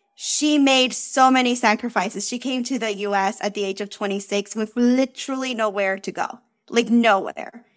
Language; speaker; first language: English; early bilingual, other home language; Spanish